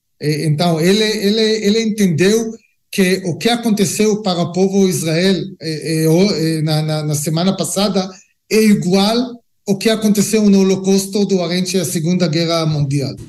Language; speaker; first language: Portuguese; non-native, learner; Hebrew